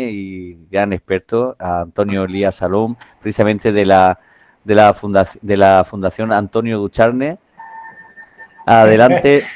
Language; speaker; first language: Spanish; native; Spanish